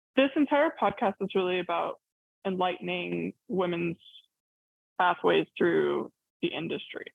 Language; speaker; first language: English; early bilingual, other home language; Arabic